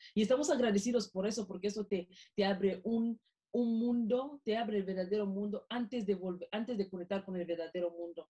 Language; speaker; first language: Spanish; non-native, local second language; Fang